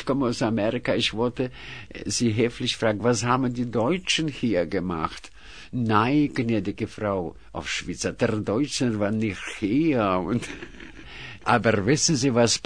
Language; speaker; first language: German; non-native, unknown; Russian